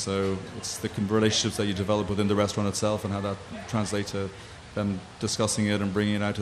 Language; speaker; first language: English; native; English